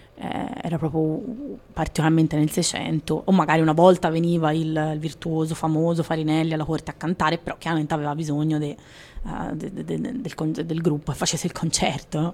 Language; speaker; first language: Italian; native; Italian